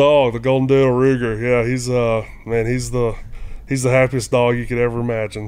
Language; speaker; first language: English; native; English